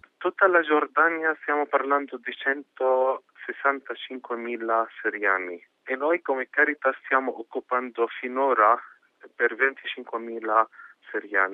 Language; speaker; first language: Italian; non-native, fluent; Arabic